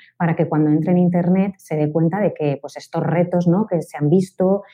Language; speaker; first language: Spanish; native; Spanish